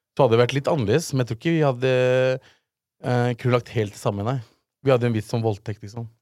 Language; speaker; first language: Norwegian; early bilingual, other home language; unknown